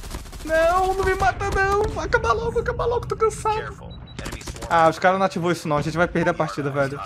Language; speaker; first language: Portuguese; native; Portuguese